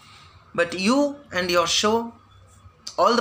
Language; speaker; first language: Kannada; non-native, learner; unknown